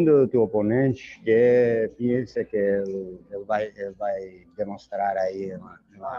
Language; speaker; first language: Spanish; non-native, learner; English